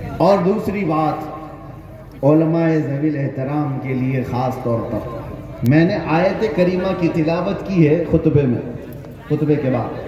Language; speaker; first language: Urdu; native; Urdu